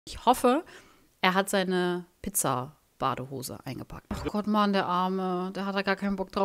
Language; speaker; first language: German; native; German